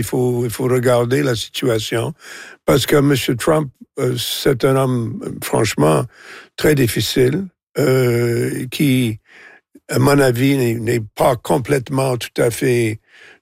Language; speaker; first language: French; non-native, local second language; English